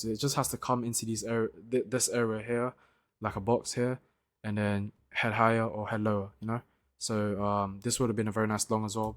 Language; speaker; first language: English; native; English